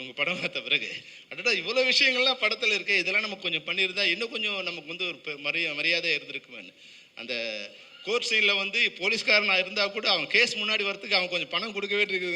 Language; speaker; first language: Tamil; native; Tamil